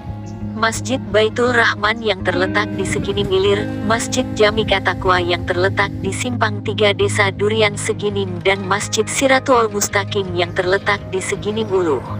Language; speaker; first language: Indonesian; native; Indonesian